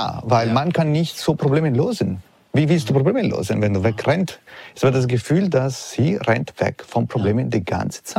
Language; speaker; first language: German; non-native, learner; Italian